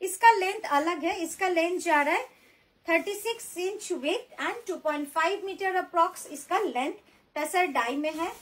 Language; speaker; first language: Hindi; non-native, local second language; Bangla